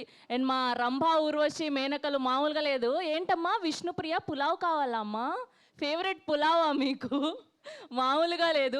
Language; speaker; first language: Telugu; native; Telugu